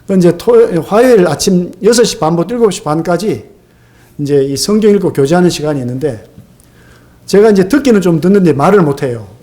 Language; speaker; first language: Korean; native; Korean